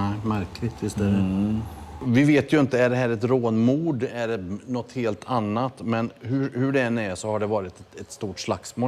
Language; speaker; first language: Swedish; native; Swedish